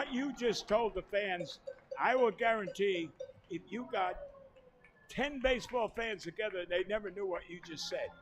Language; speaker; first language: English; native; English